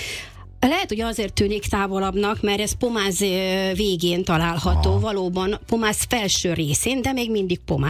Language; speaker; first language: Hungarian; native; Hungarian